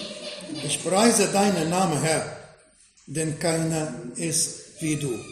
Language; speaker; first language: German; non-native, fluent; Arabic